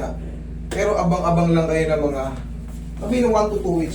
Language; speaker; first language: Filipino; native; Filipino